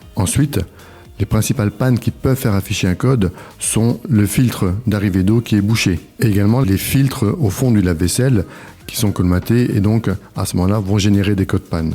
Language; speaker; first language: French; native; French